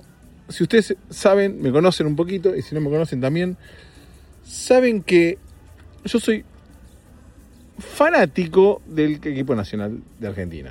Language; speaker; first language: Spanish; native; Spanish